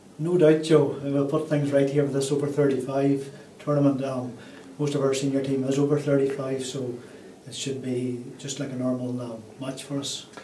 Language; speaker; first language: English; native; English